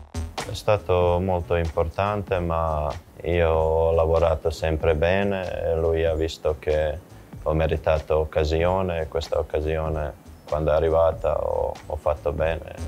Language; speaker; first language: Italian; non-native, fluent; Croatian